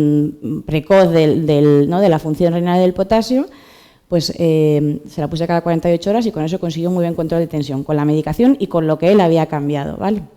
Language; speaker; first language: Spanish; native; Spanish